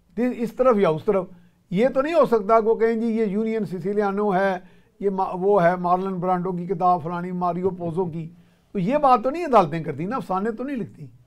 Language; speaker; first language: Urdu; native; Urdu